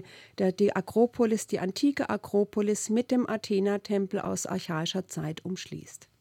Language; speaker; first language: German; native; German